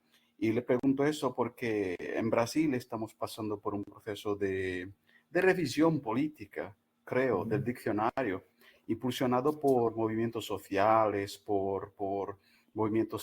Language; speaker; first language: Spanish; non-native, fluent; Portuguese